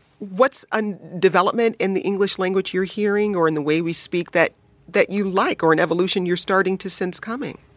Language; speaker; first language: English; native; English